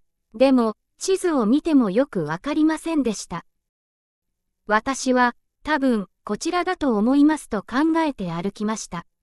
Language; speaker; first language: Japanese; non-native, fluent; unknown